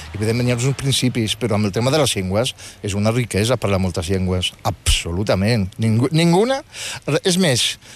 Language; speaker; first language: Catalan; non-native, fluent; Riffian